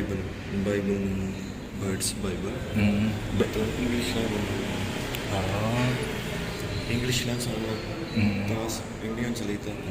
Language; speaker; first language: Filipino; non-native, learner; Punjabi